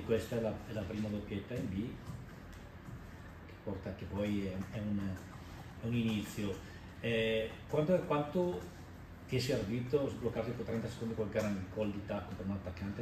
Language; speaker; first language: Italian; native; Italian